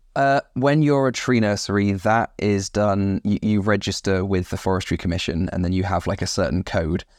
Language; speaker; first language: English; native; English